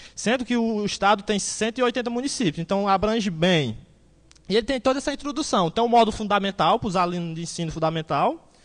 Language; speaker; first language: Portuguese; native; Portuguese